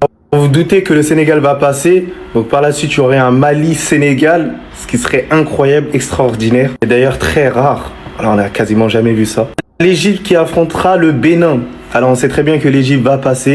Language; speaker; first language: French; early bilingual, other home language; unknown